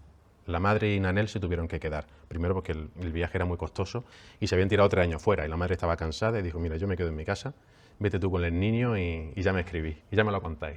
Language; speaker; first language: Spanish; native; Spanish